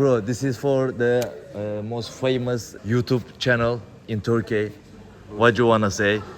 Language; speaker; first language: English; non-native, learner; Turkish